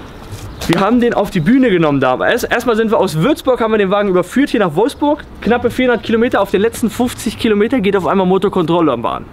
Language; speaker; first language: German; native; German